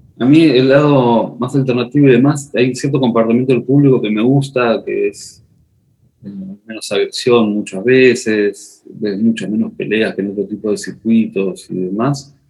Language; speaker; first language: Spanish; native; Spanish